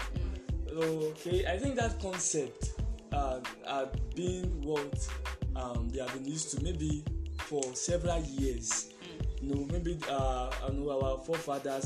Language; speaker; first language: English; non-native, local second language; Yoruba